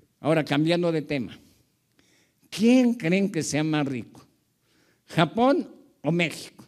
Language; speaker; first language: Spanish; early bilingual, other home language; Japanese